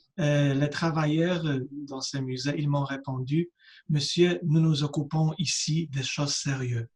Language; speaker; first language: French; non-native, fluent; Polish